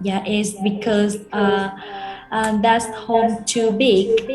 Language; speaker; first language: English; non-native, learner; Vietnamese